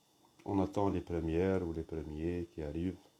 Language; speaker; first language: French; non-native, local second language; Kabyle